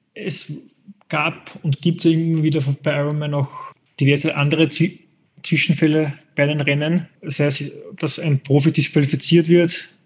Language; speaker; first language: German; native; German